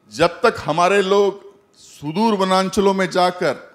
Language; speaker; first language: Hindi; native; Hindi